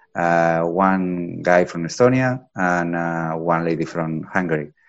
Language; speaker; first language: English; non-native, fluent; Spanish